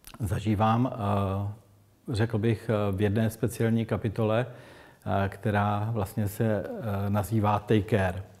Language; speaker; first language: Czech; native; Czech